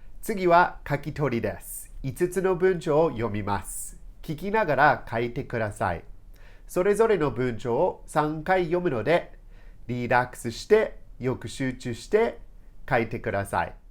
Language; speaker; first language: Japanese; non-native, fluent; English